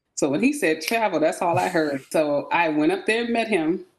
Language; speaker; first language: English; native; English